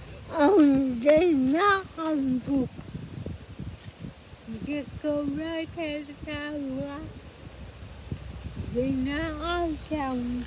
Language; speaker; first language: French; non-native, learner; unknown